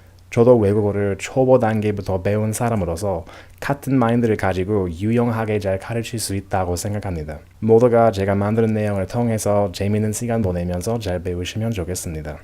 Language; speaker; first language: Korean; non-native, fluent; English